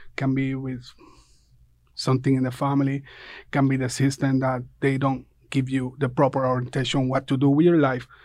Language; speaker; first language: English; non-native, fluent; Spanish